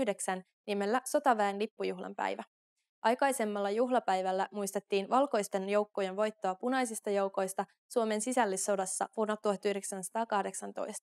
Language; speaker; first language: Finnish; native; Finnish